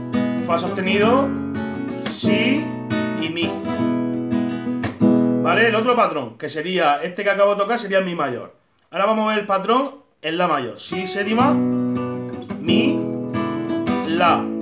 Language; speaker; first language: Spanish; native; Spanish